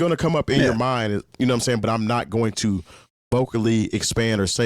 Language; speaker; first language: English; native; English